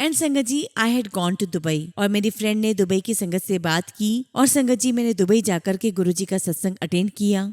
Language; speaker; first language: Hindi; native; Hindi